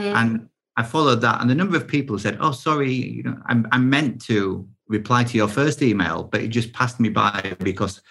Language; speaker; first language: English; native; English